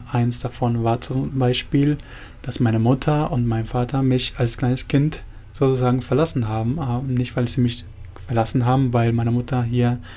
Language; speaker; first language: German; early bilingual, other home language; Spanish